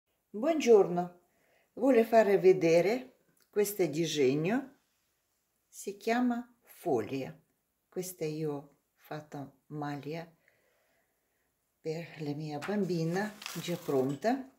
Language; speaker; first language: Italian; non-native, learner; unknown